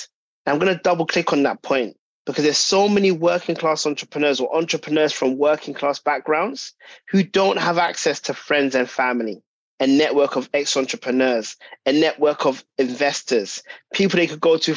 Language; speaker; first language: English; native; English